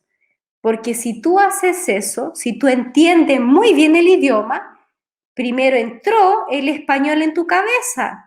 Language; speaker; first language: Spanish; non-native, fluent; Portuguese